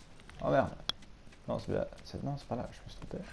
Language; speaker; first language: French; native; French